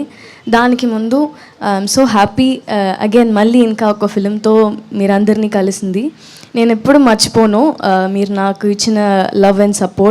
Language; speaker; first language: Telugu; non-native, learner; Tamil